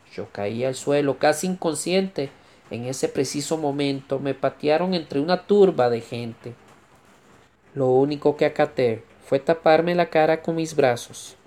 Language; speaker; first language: Spanish; native; Spanish